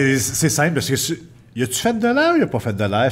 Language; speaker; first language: French; native; French